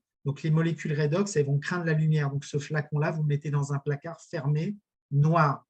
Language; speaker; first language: French; native; French